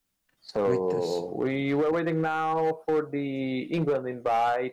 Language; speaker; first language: English; non-native, fluent; Italian